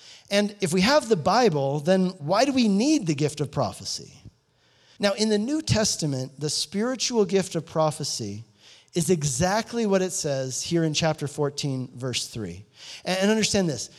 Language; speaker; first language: English; native; English